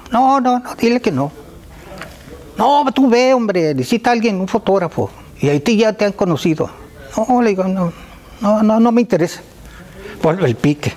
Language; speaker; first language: Spanish; native; Spanish